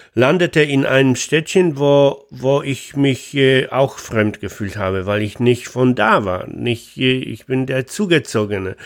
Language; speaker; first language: German; non-native, fluent; Polish